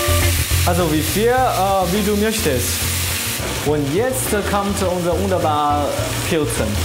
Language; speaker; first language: German; non-native, fluent; Chinese